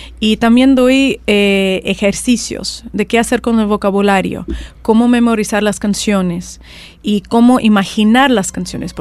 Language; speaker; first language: Spanish; non-native, fluent; Russian